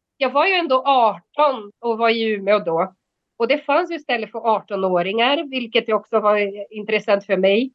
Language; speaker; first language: Swedish; non-native, fluent; Portuguese